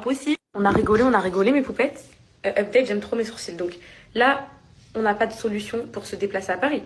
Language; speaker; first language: French; native; French